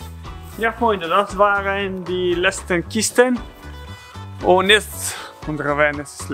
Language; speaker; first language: German; non-native, learner; Romanian